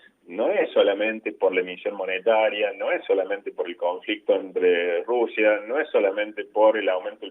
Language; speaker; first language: Spanish; native; Spanish